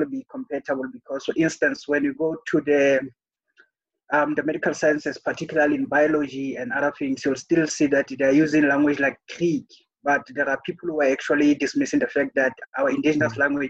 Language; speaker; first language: English; non-native, local second language; Southern Sotho